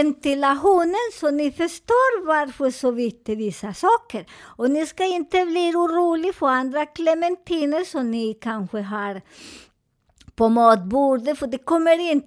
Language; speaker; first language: Swedish; non-native, fluent; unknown